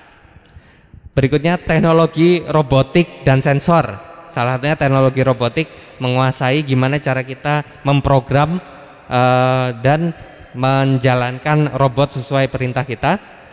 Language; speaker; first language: Indonesian; native; Indonesian